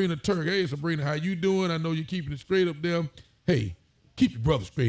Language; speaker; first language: English; native; English